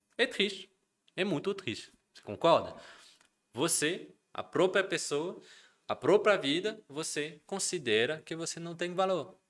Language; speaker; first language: Portuguese; non-native, fluent; French